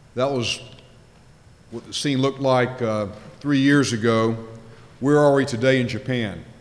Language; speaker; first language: English; native; English